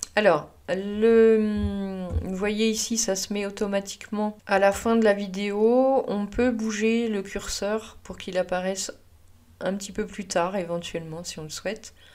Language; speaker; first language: French; native; French